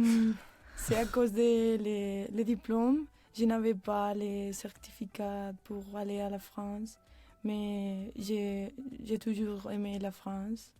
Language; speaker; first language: French; non-native, learner; Spanish